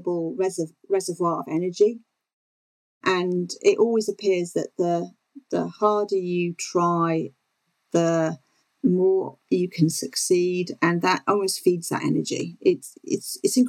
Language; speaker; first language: English; native; English